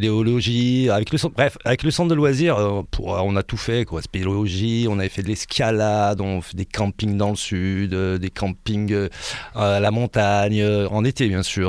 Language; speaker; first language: French; early bilingual, other home language; Arabic